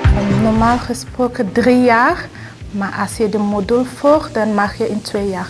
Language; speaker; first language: Dutch; non-native, learner; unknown